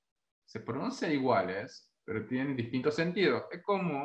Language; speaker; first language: Spanish; non-native, fluent; Korean